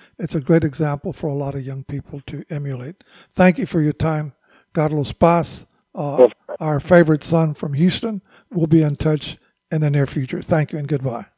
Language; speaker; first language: English; native; English